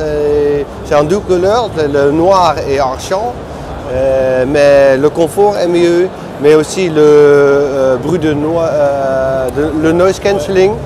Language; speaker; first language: French; non-native, learner; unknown